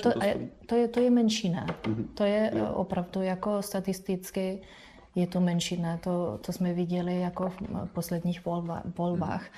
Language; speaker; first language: Czech; non-native, fluent; Spanish